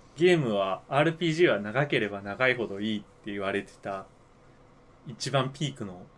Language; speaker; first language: Japanese; native; Japanese